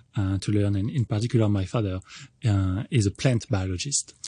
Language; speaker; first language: English; non-native, fluent; French